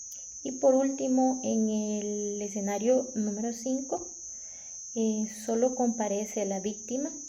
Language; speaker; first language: Spanish; native; Spanish